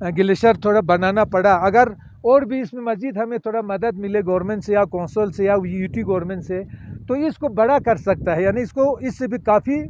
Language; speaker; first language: Urdu; non-native, local second language; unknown